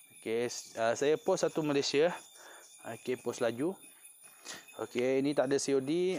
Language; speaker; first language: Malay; non-native, local second language; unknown